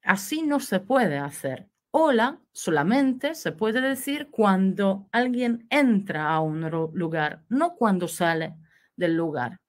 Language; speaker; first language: Spanish; non-native, fluent; Polish